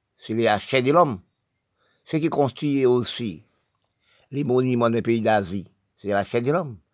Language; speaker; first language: French; non-native, local second language; Haitian Creole